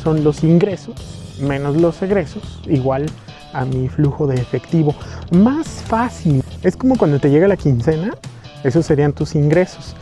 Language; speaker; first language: Spanish; native; Spanish